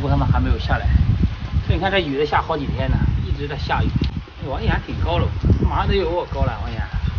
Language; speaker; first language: Chinese; native; Chinese